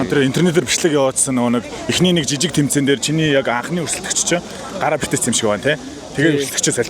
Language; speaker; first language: Mongolian; native; Mongolian